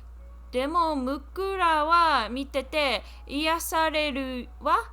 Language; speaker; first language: Japanese; non-native, learner; English